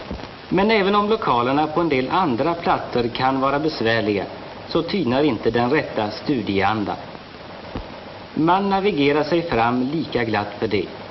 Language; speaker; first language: Swedish; native; Swedish